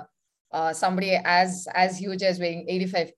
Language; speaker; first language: English; non-native, local second language; Tamil